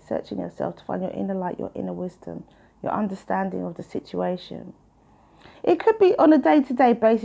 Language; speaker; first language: English; native; English